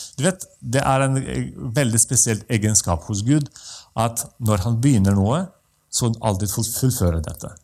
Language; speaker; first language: Norwegian; non-native, fluent; Russian